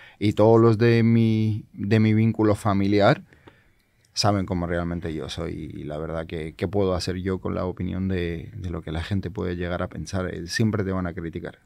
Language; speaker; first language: Spanish; non-native, fluent; Georgian